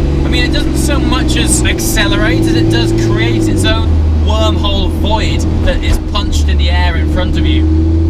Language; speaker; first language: English; native; English